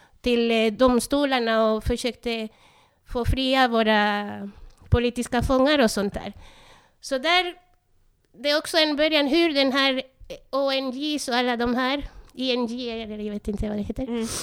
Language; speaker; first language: Swedish; non-native, fluent; Spanish